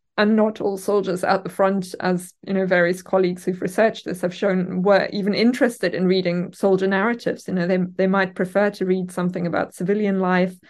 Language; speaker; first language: English; non-native, fluent; German